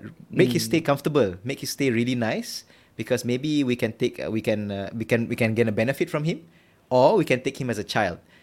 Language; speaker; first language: English; non-native, local second language; Malay